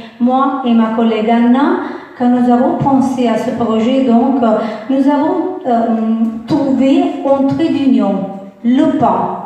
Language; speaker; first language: French; non-native, fluent; Italian